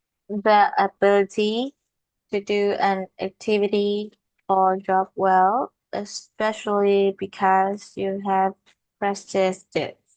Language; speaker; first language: English; non-native, learner; Vietnamese